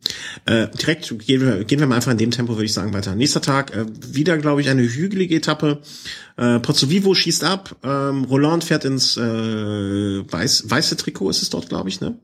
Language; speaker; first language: German; native; German